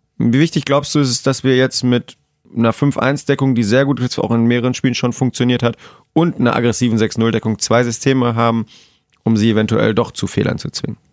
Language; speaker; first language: German; native; German